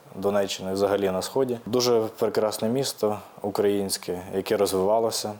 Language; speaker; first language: Ukrainian; native; Ukrainian